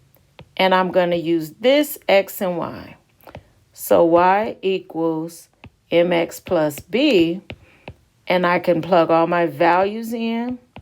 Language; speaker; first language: English; native; English